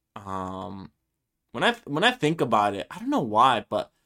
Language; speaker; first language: English; early bilingual, other home language; Spanish